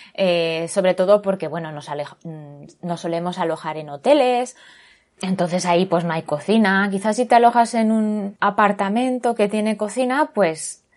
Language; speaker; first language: Spanish; native; Spanish